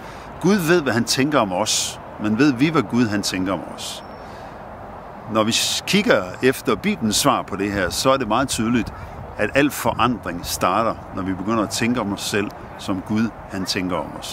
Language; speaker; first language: Danish; native; Danish